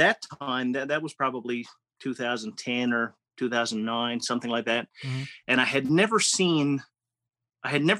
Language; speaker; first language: English; native; English